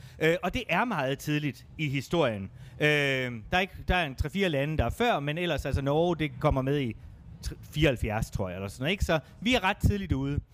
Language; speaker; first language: Danish; native; Danish